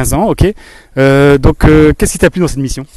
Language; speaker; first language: French; native; French